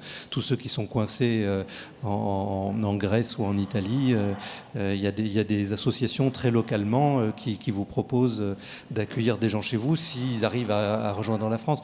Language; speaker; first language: French; native; French